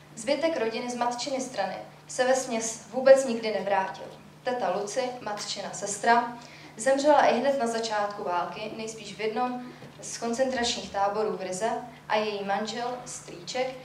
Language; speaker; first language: Czech; native; Czech